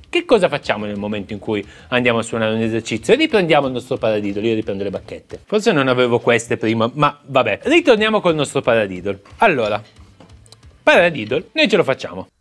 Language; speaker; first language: Italian; native; Italian